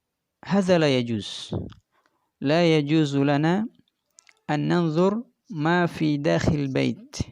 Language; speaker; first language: Arabic; non-native, fluent; Indonesian